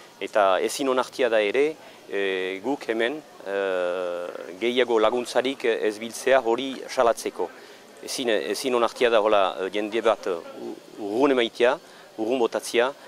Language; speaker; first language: Basque; native; Basque